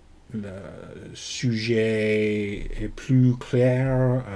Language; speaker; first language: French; non-native, learner; English